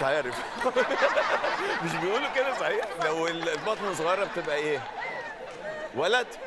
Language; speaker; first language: Arabic; native; Arabic